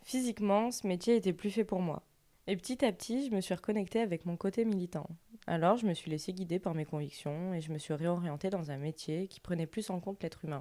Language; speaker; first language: French; native; French